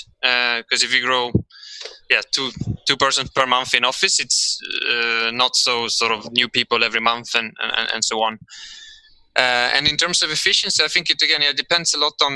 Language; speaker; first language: English; non-native, fluent; Swedish